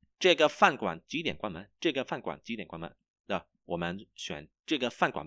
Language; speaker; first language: Chinese; non-native, fluent; Vietnamese